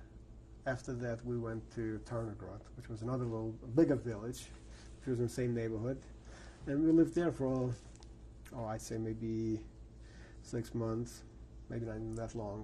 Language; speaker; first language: English; early bilingual, other home language; Yiddish